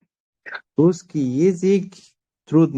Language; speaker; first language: Russian; non-native, learner; Uzbek